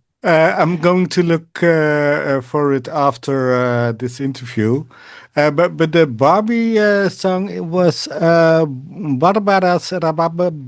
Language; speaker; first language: English; non-native, fluent; Dutch